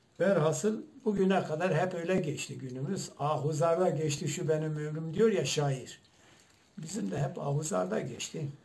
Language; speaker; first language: Turkish; non-native, local second language; Zaza